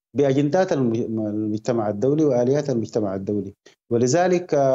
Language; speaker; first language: Arabic; native; Arabic